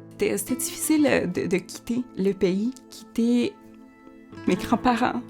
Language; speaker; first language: French; early bilingual, other home language; Spanish